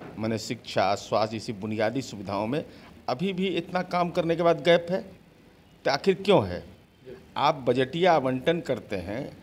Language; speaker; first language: Hindi; native; Hindi